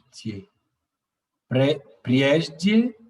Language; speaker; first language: Russian; non-native, learner; Portuguese